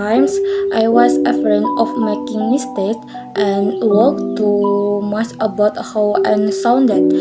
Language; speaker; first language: English; non-native, learner; Indonesian